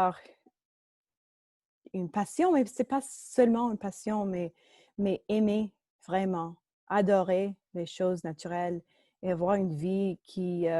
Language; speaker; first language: French; non-native, local second language; English